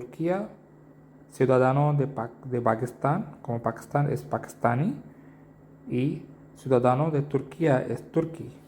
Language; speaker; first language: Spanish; non-native, learner; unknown